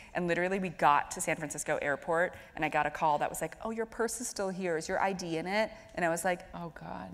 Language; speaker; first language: English; native; English